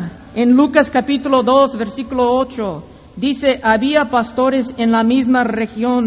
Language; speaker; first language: Spanish; non-native, fluent; English